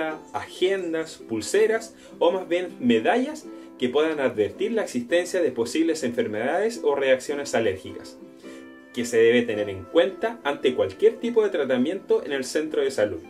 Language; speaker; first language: Spanish; native; Spanish